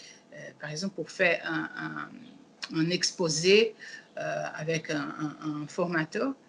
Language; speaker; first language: French; non-native, learner; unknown